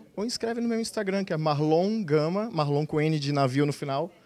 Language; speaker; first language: Portuguese; native; Portuguese